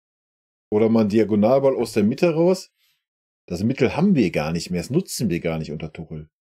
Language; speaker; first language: German; native; German